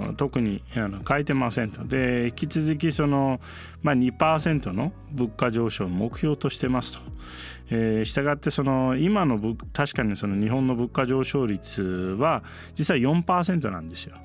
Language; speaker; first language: Japanese; non-native, fluent; Turkish